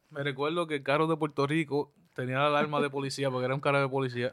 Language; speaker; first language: Spanish; early bilingual, other home language; English